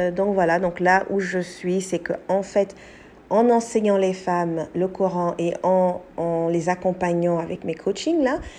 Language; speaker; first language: French; non-native, local second language; English